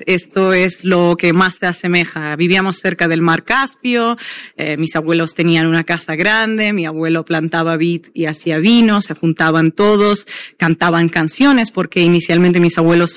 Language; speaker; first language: Spanish; non-native, fluent; Russian